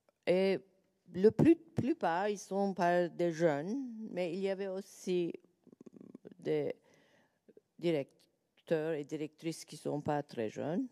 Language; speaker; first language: French; non-native, learner; Turkish